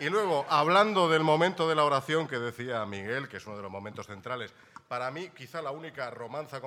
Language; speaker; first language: Spanish; native; Spanish